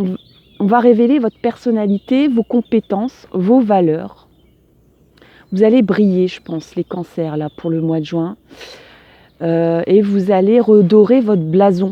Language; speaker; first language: French; native; French